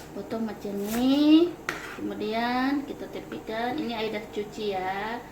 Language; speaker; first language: Malay; non-native, local second language; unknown